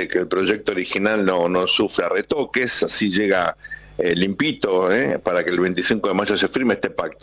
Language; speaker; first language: Spanish; native; Spanish